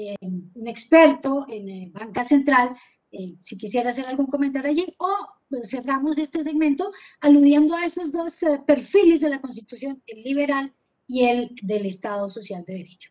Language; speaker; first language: Spanish; native; Spanish